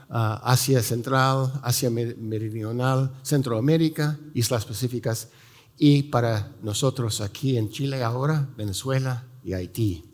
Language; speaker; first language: Spanish; non-native, fluent; English